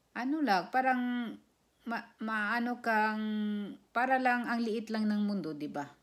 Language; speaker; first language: Filipino; non-native, local second language; Cebuano